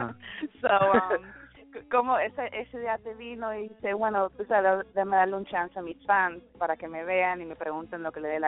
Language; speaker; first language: Spanish; early bilingual, heritage; Spanish